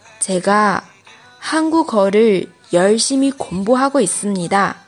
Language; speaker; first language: Korean; non-native, fluent; Chinese